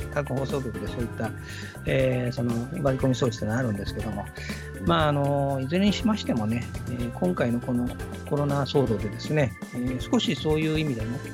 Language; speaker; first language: Japanese; native; Japanese